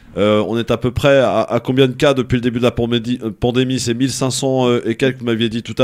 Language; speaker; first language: French; native; French